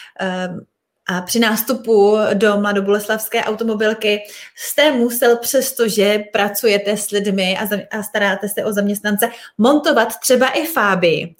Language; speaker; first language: Czech; native; Czech